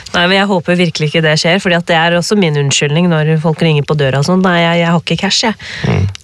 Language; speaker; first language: Norwegian; early bilingual, other home language; Urdu